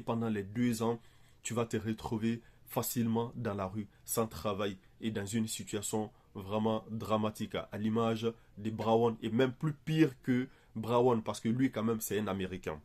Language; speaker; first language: French; native; French